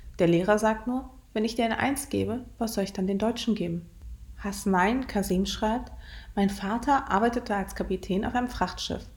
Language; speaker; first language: German; early bilingual, other home language; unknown